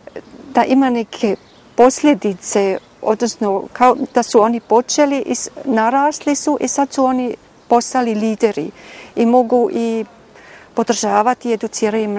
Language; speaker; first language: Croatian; non-native, fluent; German